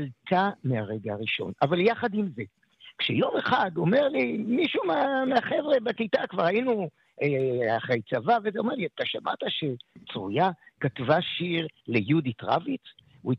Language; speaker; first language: Hebrew; native; Hebrew